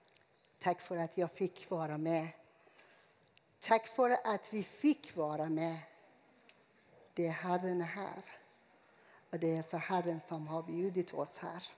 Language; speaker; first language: Swedish; non-native, fluent; Persian